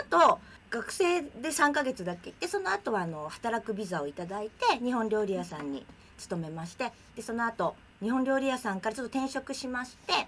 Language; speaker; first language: Japanese; native; Japanese